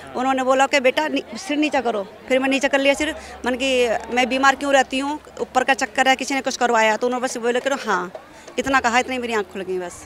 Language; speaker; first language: Hindi; native; Hindi